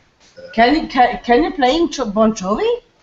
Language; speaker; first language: English; non-native, learner; French